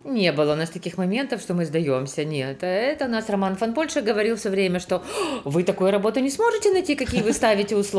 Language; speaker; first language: Polish; non-native, learner; Russian